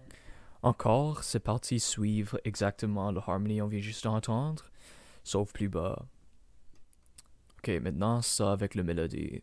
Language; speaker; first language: French; non-native, local second language; English